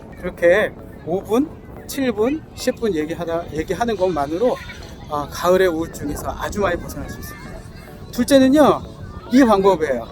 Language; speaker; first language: Korean; native; Korean